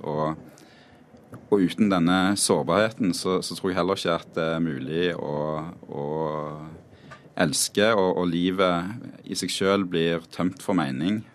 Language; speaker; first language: Norwegian; native; Norwegian